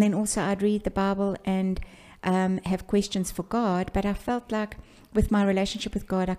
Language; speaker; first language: English; native; English